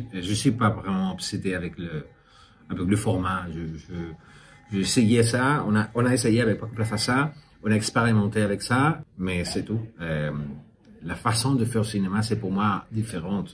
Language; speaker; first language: French; non-native, fluent; Spanish